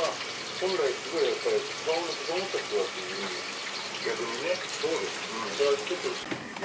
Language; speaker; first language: Japanese; native; Japanese